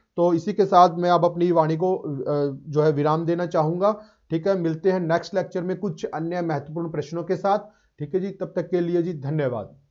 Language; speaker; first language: Hindi; non-native, local second language; Punjabi